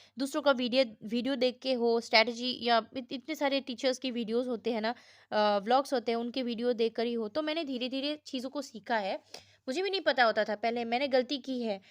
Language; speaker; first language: Hindi; non-native, local second language; Assamese